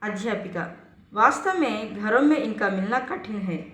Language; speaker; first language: Hindi; non-native, local second language; Telugu